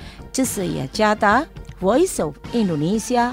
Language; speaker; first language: Chinese; non-native, fluent; Indonesian